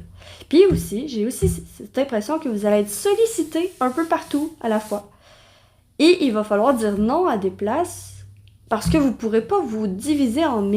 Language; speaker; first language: French; native; French